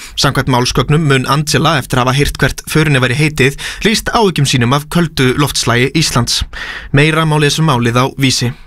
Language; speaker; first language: Icelandic; native; Icelandic